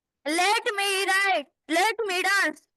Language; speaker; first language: English; non-native, learner; Hindi